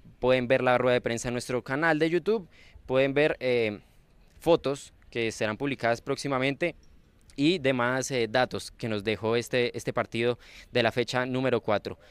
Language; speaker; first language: Spanish; native; Spanish